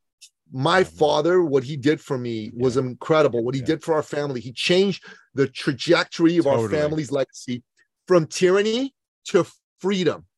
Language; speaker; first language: English; early bilingual, other home language; Persian